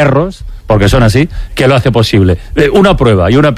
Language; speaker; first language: Spanish; native; Spanish